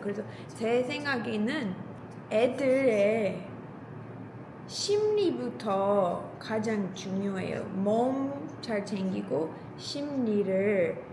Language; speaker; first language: Korean; non-native, learner; English